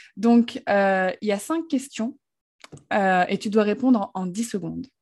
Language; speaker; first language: French; native; French